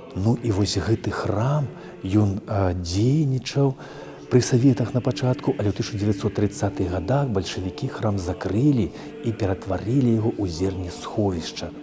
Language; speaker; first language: Belarusian; native; Belarusian